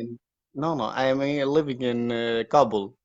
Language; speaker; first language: English; non-native, learner; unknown